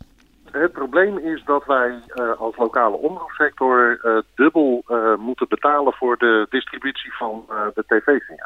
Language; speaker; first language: Dutch; native; Dutch